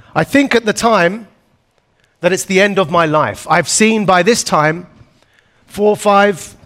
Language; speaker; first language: English; native; English